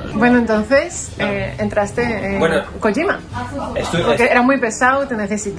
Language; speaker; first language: Spanish; native; Spanish